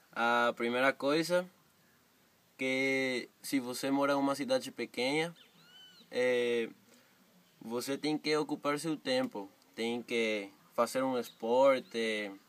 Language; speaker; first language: Portuguese; non-native, fluent; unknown